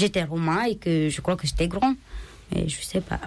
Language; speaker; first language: French; non-native, learner; Romanian